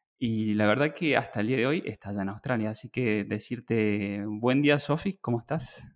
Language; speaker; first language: Spanish; native; Spanish